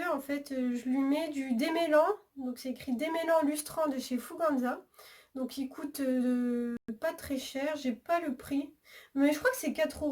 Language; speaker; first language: French; native; French